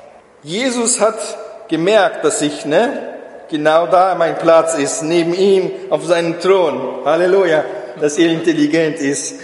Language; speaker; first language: German; non-native, fluent; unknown